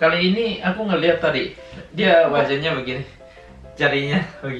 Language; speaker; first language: Indonesian; native; Indonesian